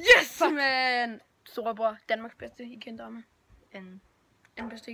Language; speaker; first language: Danish; native; Danish